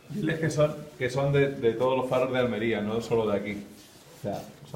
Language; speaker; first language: Spanish; native; Spanish